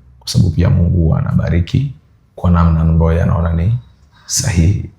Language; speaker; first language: Swahili; native; Swahili